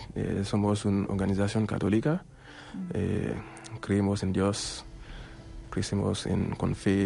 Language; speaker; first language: Spanish; non-native, local second language; Haitian Creole